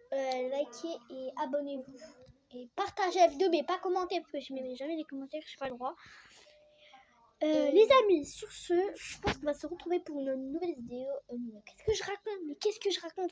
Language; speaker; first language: French; native; French